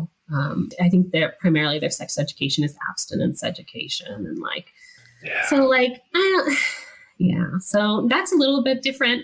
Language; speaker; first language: English; native; English